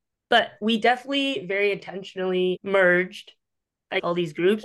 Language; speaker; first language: English; native; English